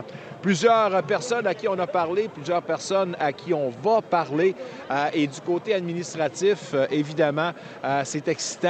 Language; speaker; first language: French; native; French